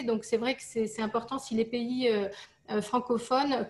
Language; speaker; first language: French; native; French